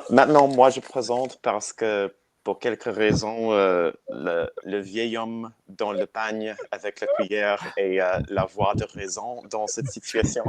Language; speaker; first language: French; non-native, learner; English